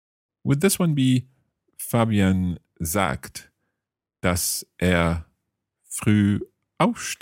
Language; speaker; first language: German; non-native, fluent; English